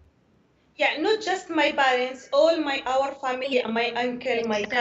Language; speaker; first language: English; non-native, learner; Arabic